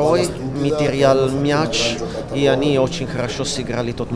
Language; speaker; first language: Russian; non-native, learner; Italian